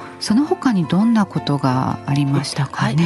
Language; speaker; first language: Japanese; native; Japanese